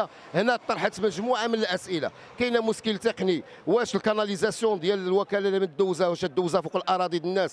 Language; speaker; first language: Arabic; native; Arabic